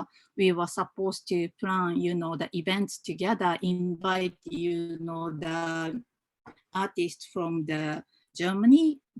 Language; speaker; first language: English; non-native, fluent; Japanese